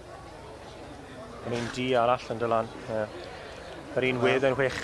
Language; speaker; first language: Welsh; native; Welsh